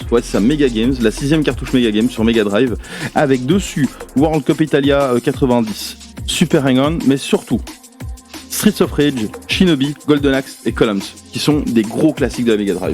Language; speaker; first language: French; native; French